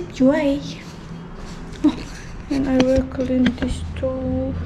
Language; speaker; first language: English; non-native, learner; Indonesian